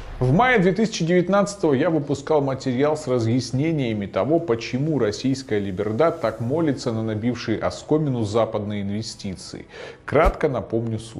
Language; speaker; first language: Russian; native; Russian